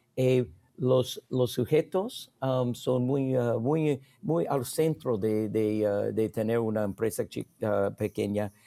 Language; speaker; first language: Spanish; non-native, learner; English